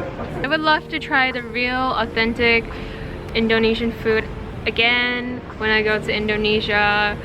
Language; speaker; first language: English; non-native, fluent; Mongolian